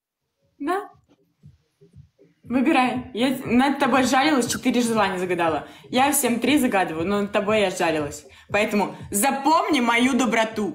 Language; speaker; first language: Russian; native; Russian